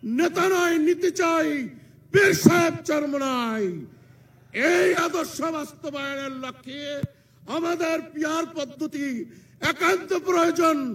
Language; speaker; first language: Bangla; native; Bangla